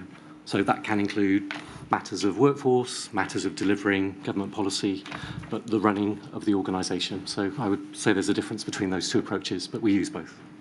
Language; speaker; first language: English; native; English